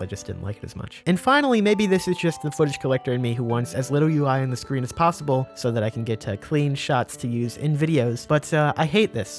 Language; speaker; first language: English; native; English